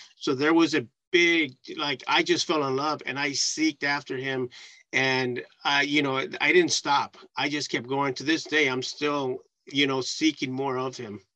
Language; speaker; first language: English; early bilingual, other home language; Spanish